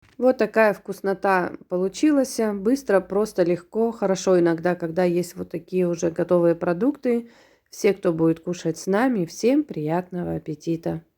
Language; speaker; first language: Russian; native; Russian